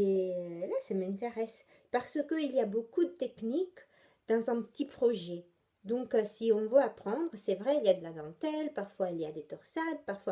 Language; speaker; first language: French; non-native, fluent; Italian